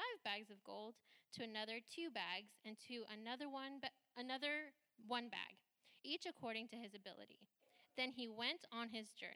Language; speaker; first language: English; early bilingual, other home language; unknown